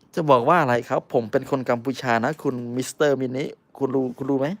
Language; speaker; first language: Thai; non-native, fluent; Khmer